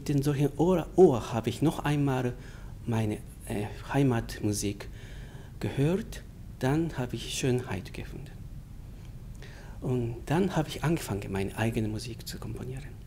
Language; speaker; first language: German; non-native, fluent; Japanese